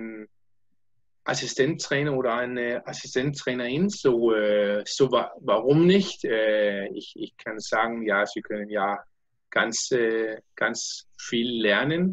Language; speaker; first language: German; non-native, learner; Danish